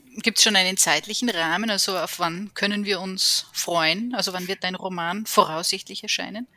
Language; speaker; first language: German; native; German